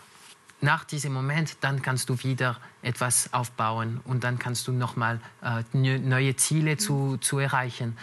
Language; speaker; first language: German; non-native, local second language; French